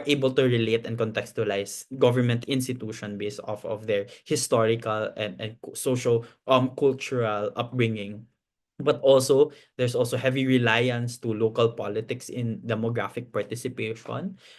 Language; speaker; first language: English; non-native, local second language; Cebuano